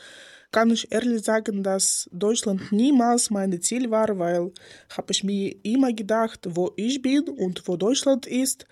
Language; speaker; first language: German; non-native, learner; Ukrainian